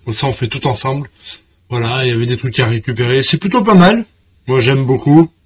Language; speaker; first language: French; native; French